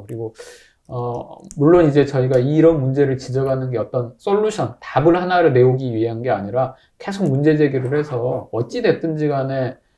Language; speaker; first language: Korean; native; Korean